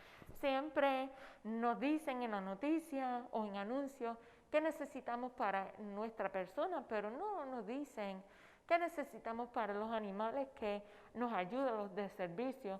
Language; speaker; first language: Spanish; non-native, fluent; English